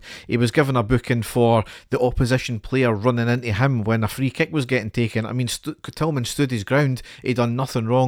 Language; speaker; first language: English; native; English